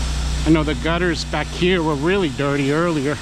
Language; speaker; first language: English; native; English